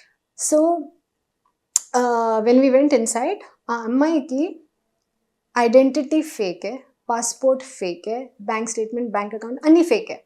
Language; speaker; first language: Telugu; non-native, local second language; Hindi